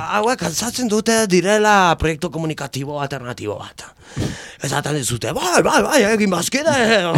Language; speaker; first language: Basque; non-native, local second language; Spanish